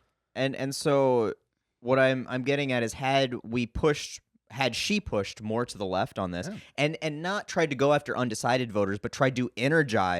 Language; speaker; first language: English; native; English